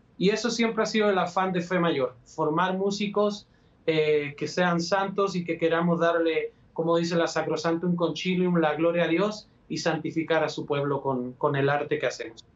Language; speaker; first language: Spanish; native; Spanish